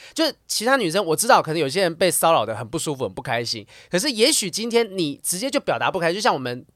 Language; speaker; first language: Chinese; native; Chinese